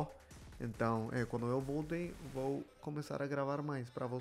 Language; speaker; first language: Portuguese; non-native, fluent; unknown